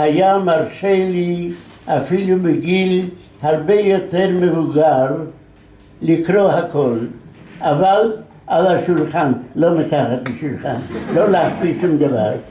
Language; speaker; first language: Hebrew; non-native, fluent; Yiddish